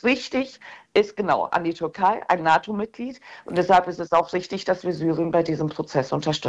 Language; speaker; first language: German; early bilingual, other home language; Turkish